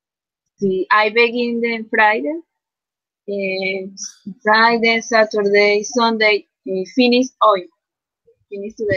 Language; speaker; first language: English; non-native, learner; Spanish